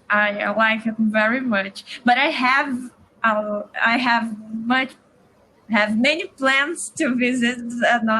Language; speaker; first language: English; non-native, learner; Portuguese